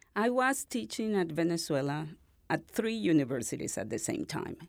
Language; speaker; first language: English; non-native, fluent; Spanish